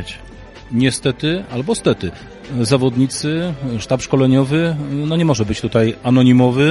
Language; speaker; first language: Polish; native; Polish